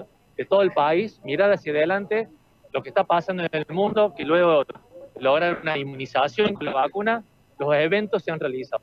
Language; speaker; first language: Spanish; native; Spanish